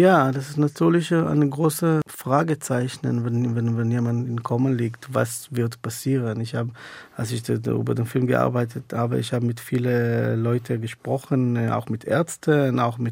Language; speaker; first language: German; non-native, fluent; Hebrew